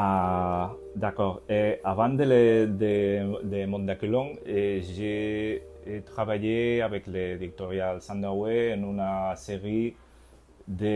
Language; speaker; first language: French; non-native, learner; Spanish